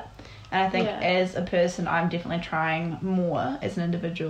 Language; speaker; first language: English; native; English